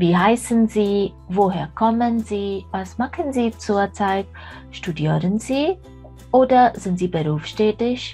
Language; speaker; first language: German; non-native, fluent; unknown